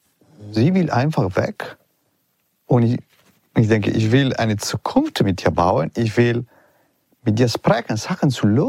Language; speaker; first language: German; non-native, fluent; Italian